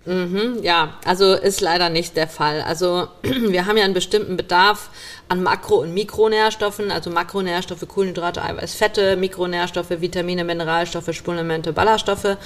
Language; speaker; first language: German; native; German